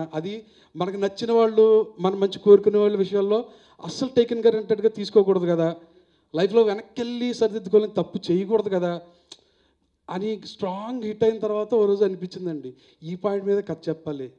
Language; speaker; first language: Telugu; native; Telugu